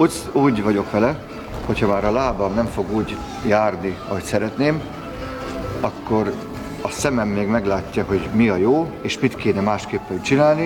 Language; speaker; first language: Hungarian; native; Hungarian